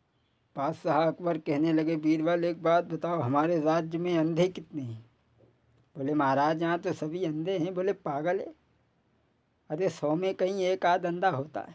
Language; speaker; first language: Hindi; native; Hindi